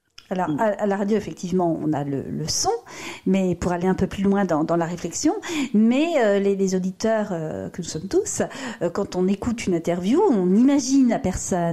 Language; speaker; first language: French; native; French